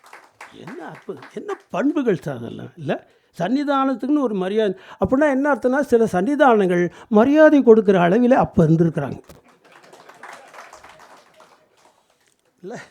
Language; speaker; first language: Tamil; native; Tamil